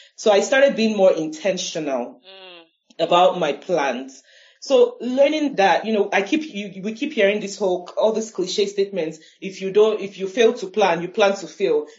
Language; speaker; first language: English; non-native, local second language; Igbo